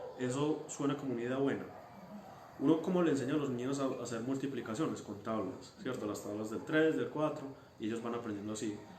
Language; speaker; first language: Spanish; early bilingual, heritage; Spanish